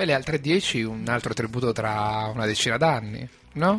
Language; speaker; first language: Italian; native; Italian